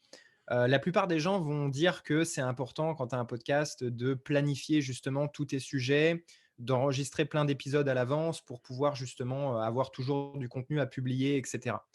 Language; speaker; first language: French; native; French